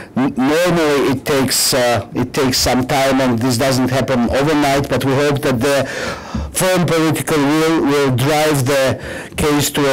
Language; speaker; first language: English; non-native, fluent; Georgian